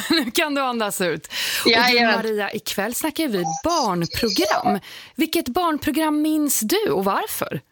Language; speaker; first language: Swedish; native; Swedish